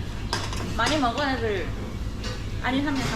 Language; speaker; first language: Korean; non-native, learner; Thai